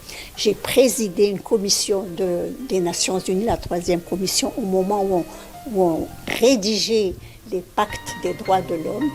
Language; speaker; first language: French; non-native, local second language; Arabic